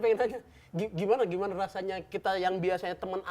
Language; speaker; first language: Indonesian; native; Indonesian